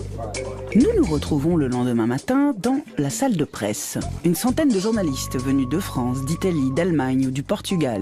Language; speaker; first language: French; native; French